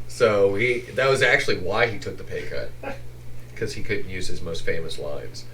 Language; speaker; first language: English; native; English